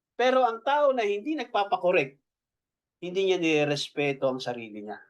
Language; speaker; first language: Filipino; native; Filipino